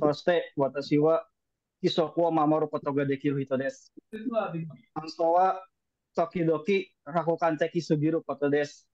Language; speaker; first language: Japanese; non-native, learner; Indonesian